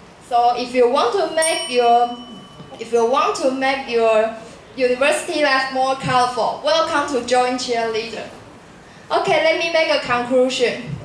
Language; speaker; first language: English; non-native, learner; Chinese